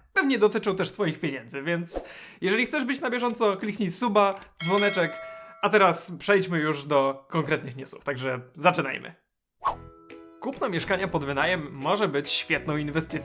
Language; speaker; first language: Polish; native; Polish